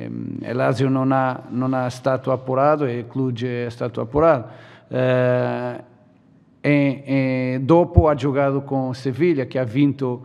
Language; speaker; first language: Italian; non-native, fluent; Portuguese